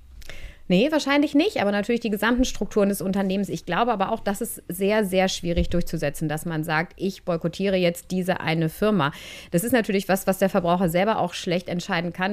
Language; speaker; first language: German; native; German